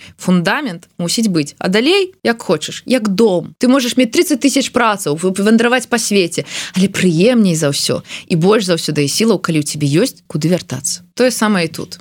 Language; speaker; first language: Belarusian; non-native, local second language; Russian